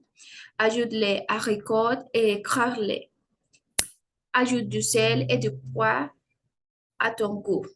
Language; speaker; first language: French; non-native, learner; Spanish